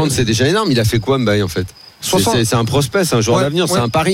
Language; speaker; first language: French; native; French